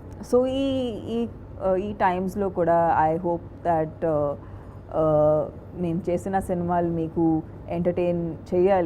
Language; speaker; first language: Telugu; non-native, fluent; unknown